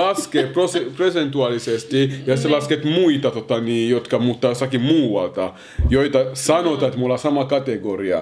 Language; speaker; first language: Finnish; early bilingual, other home language; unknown